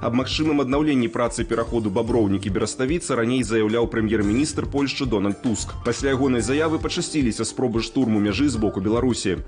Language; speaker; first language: Belarusian; native; Belarusian